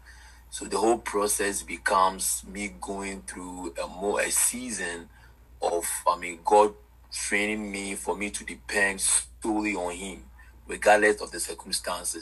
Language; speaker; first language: English; non-native, local second language; Akan